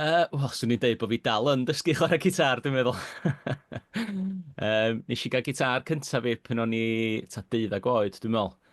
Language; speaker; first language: Welsh; native; Welsh